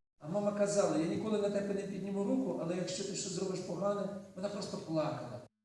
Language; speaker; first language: Ukrainian; native; Ukrainian